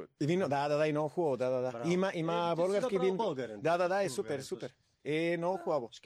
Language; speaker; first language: Bulgarian; non-native, learner; Spanish